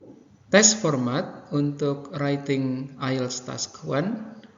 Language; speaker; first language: Indonesian; native; Indonesian